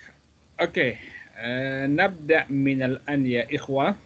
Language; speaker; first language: Arabic; non-native, fluent; Malay